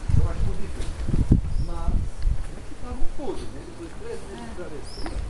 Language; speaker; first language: Portuguese; non-native, fluent; French